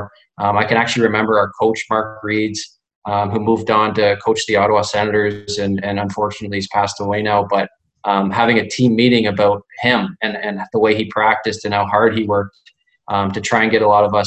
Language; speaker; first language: English; native; English